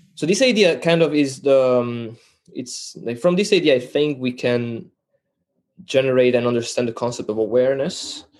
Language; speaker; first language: English; non-native, fluent; Italian